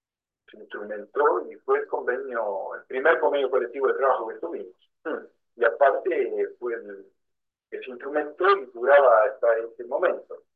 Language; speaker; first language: Spanish; native; Spanish